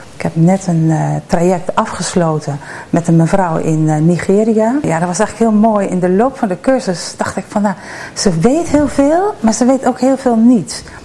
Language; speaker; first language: Dutch; native; Dutch